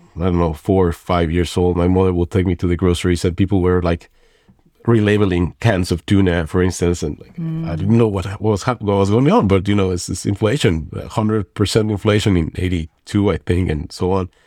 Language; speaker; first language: English; non-native, fluent; Spanish